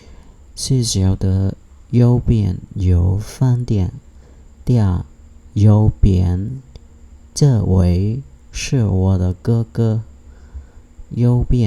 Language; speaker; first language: Chinese; non-native, fluent; Khmer